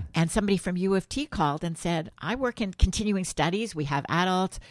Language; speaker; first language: English; native; English